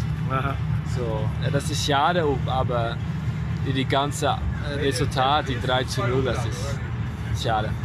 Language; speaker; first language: German; non-native, learner; Dutch